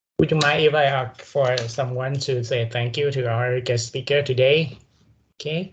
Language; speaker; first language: English; non-native, learner; Thai